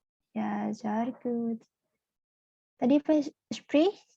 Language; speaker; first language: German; non-native, fluent; Indonesian